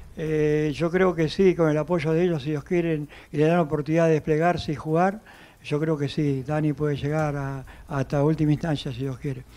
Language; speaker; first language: Spanish; native; Spanish